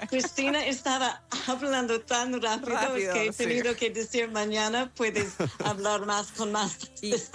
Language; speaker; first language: Spanish; non-native, learner; English